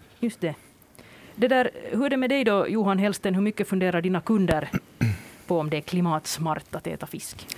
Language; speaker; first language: Swedish; native; Swedish